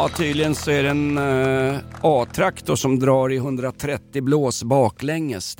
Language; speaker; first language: Swedish; native; Swedish